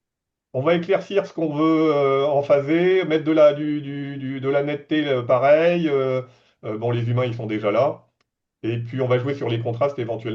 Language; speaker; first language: French; native; French